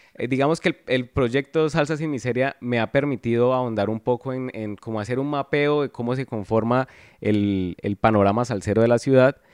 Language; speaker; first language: Spanish; native; Spanish